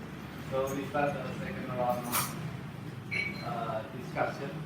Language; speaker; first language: English; non-native, learner; Indonesian